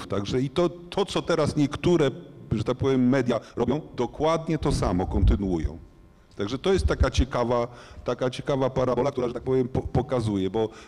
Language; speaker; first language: Polish; native; Polish